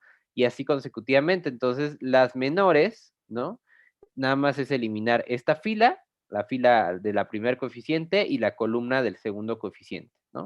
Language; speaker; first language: Spanish; native; Spanish